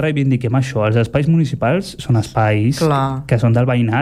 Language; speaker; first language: Catalan; non-native, fluent; Berber languages